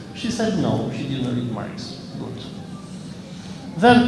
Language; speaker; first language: English; non-native, fluent; Albanian